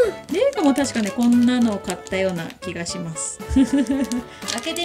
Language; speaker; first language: Japanese; native; Japanese